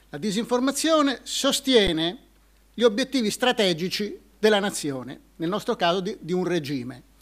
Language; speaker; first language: Italian; native; Italian